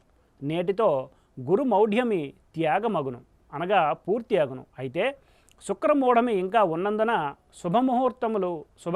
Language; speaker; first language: Telugu; native; Telugu